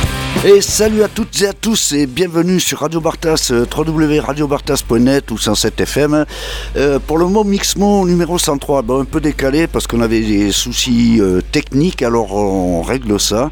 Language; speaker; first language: French; native; French